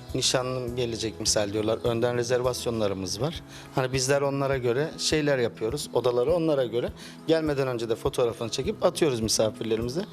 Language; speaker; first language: Turkish; native; Turkish